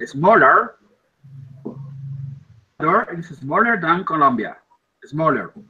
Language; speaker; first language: English; non-native, learner; Spanish